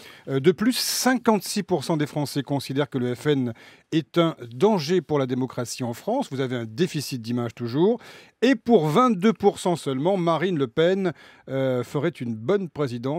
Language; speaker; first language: French; native; French